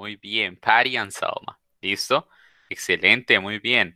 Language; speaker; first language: Spanish; native; Spanish